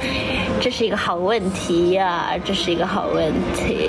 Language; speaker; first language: Chinese; native; Chinese